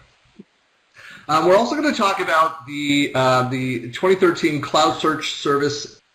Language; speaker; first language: English; native; English